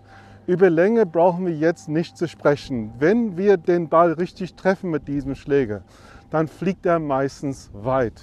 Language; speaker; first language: German; non-native, fluent; English